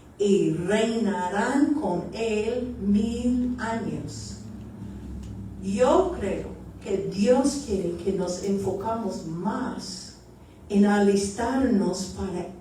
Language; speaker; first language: Spanish; early bilingual, heritage; Spanish